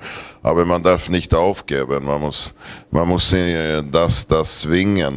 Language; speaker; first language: German; non-native, learner; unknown